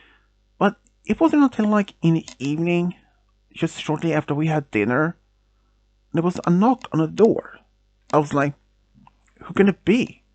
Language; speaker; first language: English; non-native, fluent; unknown